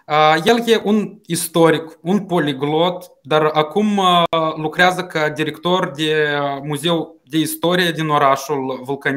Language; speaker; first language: Romanian; non-native, local second language; Russian